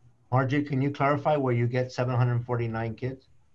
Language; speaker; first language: English; native; English